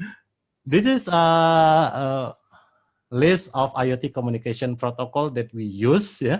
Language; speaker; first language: English; non-native, fluent; Indonesian